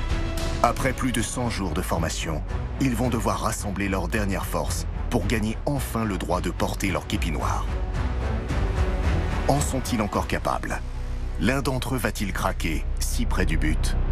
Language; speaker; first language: French; native; French